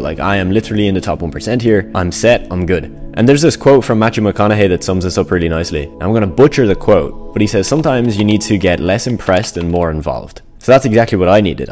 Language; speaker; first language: English; native; English